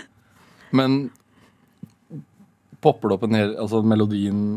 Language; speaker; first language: Norwegian; native; Norwegian